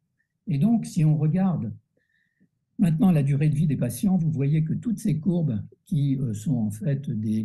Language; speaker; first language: French; native; French